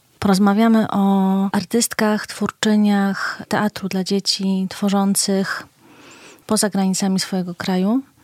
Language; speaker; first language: Polish; native; Polish